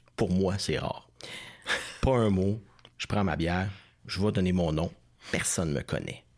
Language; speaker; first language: French; native; French